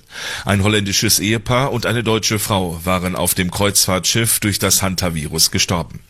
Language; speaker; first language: German; native; German